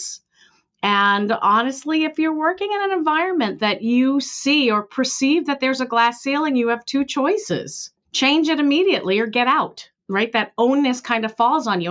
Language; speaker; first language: English; native; English